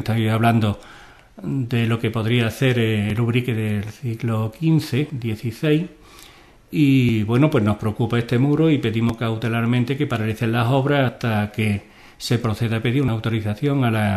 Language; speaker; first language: Spanish; native; Spanish